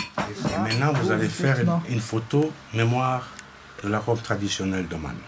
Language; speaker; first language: French; non-native, fluent; Arabic